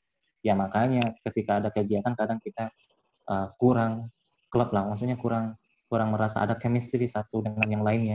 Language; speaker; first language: Indonesian; native; Indonesian